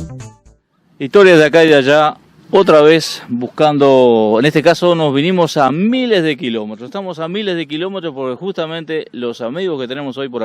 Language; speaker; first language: Spanish; native; Spanish